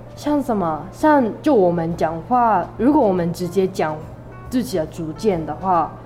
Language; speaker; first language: Chinese; non-native, fluent; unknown